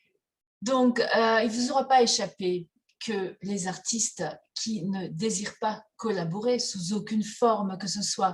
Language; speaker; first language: French; native; French